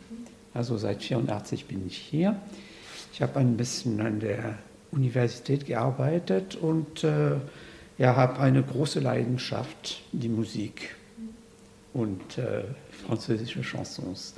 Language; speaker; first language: German; non-native, fluent; French